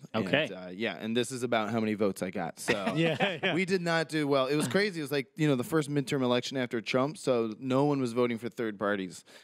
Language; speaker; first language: English; native; English